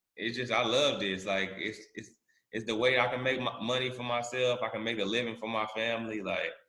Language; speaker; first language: English; native; English